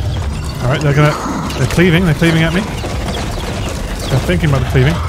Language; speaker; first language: English; native; English